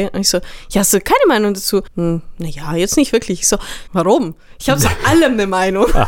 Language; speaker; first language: German; native; German